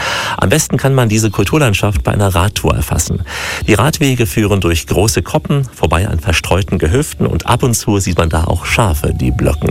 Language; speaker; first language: German; native; German